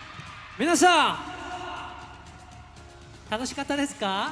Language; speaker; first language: Japanese; non-native, learner; Korean